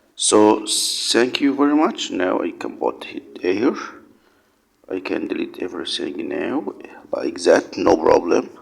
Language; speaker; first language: English; non-native, learner; Arabic